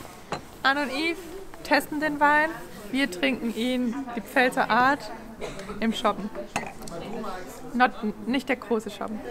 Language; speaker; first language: German; native; German